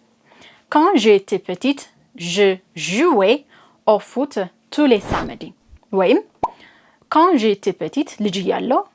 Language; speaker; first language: French; non-native, fluent; Amharic